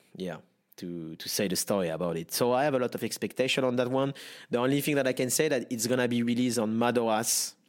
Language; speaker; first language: English; non-native, fluent; French